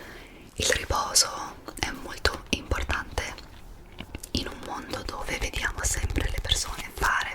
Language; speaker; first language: Italian; non-native, fluent; English